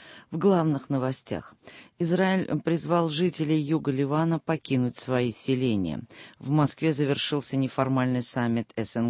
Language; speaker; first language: Russian; native; Russian